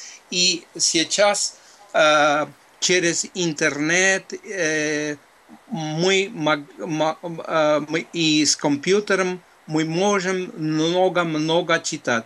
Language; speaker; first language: Russian; non-native, fluent; Spanish